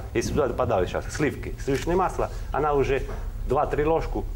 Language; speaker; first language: Russian; non-native, learner; Italian